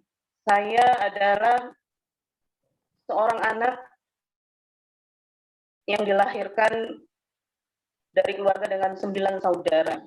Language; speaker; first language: Indonesian; native; Indonesian